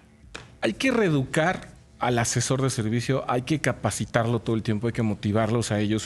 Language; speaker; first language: Spanish; native; Spanish